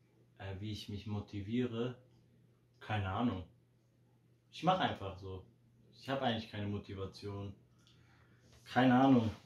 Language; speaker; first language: German; early bilingual, heritage; Polish